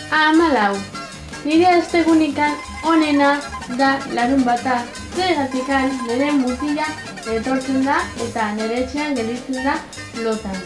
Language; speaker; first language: Basque; non-native, local second language; Spanish